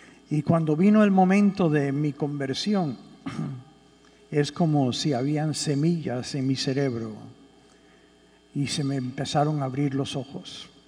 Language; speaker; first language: Spanish; early bilingual, heritage; Spanish